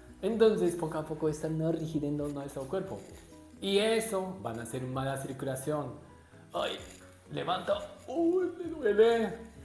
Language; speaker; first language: Spanish; non-native, learner; Japanese